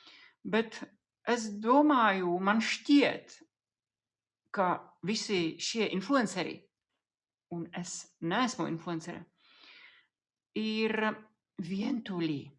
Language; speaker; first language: Latvian; non-native, fluent; Czech